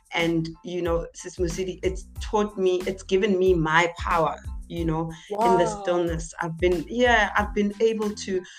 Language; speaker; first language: English; non-native, local second language; Zulu